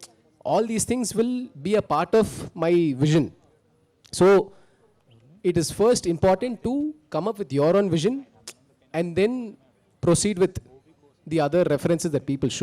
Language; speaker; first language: Telugu; early bilingual, heritage; Telugu